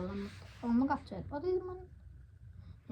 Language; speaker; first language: Finnish; native; Finnish